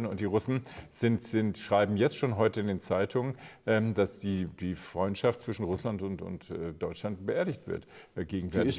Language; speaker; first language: German; native; German